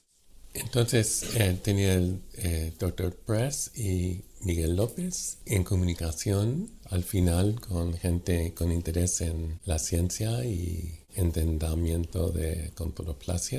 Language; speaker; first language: Spanish; non-native, fluent; English